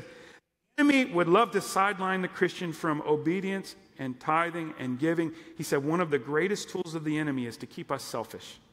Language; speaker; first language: English; native; English